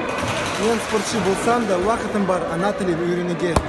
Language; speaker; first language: Kazakh; non-native, learner; Russian